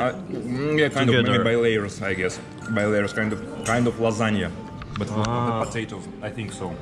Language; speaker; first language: English; non-native, fluent; Russian